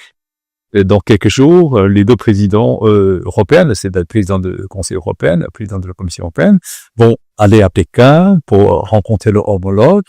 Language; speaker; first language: French; non-native, fluent; Chinese